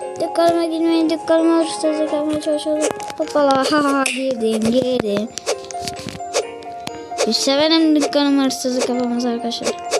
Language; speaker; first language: Turkish; native; Turkish